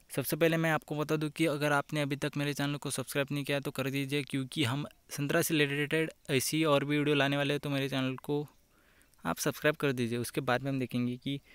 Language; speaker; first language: Hindi; non-native, local second language; Marathi